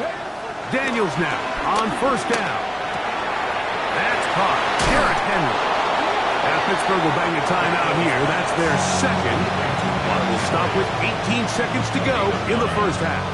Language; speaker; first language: English; native; English